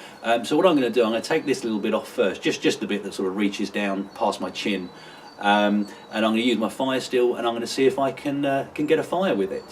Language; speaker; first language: English; native; English